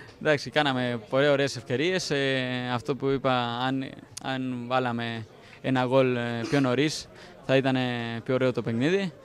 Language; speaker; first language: Greek; non-native, learner; Spanish